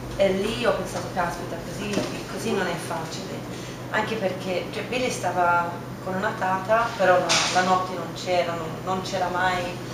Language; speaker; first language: Italian; non-native, fluent; English